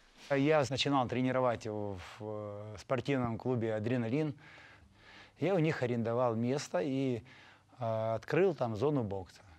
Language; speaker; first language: Russian; native; Russian